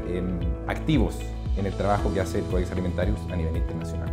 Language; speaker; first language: Spanish; native; Spanish